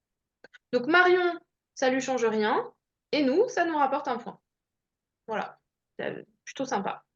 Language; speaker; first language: French; native; French